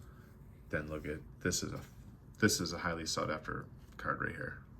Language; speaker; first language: English; native; English